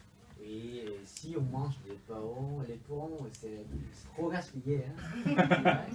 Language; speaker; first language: French; non-native, learner; Vietnamese